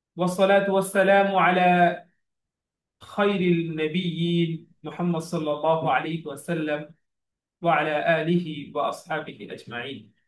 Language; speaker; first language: Arabic; non-native, fluent; Bangla